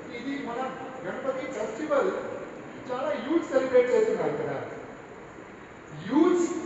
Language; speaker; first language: Telugu; non-native, local second language; Hindi